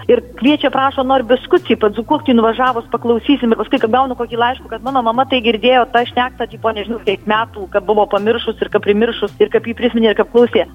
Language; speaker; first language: Lithuanian; native; Lithuanian